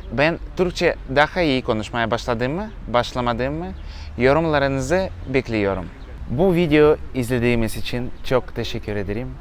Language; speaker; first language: Turkish; non-native, learner; Russian